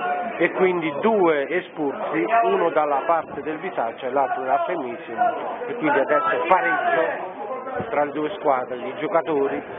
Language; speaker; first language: Italian; native; Italian